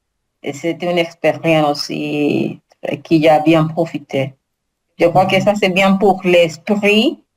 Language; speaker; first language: French; non-native, learner; Spanish